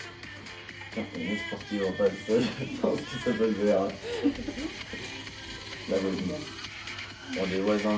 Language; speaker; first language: French; native; French